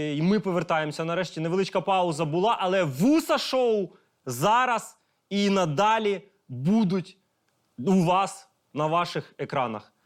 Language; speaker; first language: Ukrainian; non-native, local second language; Russian